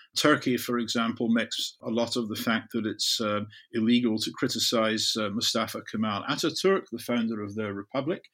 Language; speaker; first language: English; native; English